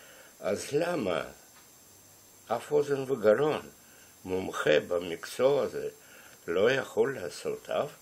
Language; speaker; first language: Hebrew; non-native, fluent; Russian